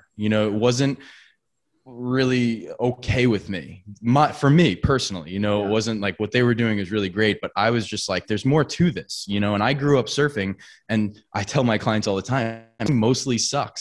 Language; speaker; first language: English; native; English